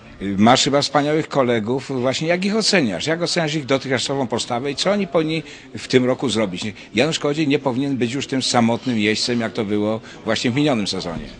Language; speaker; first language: Polish; native; Polish